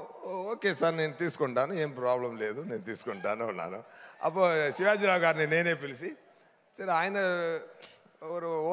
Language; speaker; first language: Telugu; non-native, local second language; Tamil